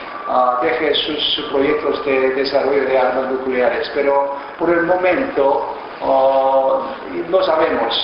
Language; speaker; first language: Spanish; non-native, fluent; Korean